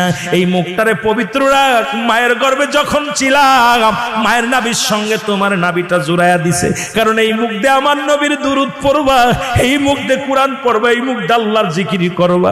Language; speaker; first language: Bangla; native; Bangla